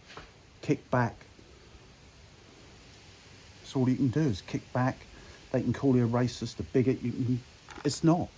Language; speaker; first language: English; native; English